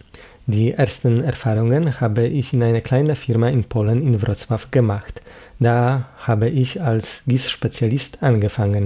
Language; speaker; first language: German; non-native, fluent; Polish